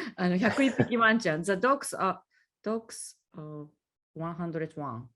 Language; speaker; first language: English; non-native, learner; Japanese